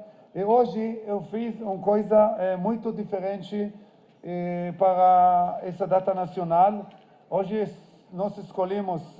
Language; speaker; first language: Portuguese; non-native, fluent; Hebrew